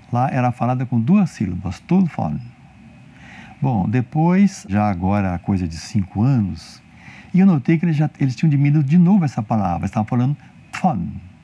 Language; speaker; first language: Portuguese; native; Portuguese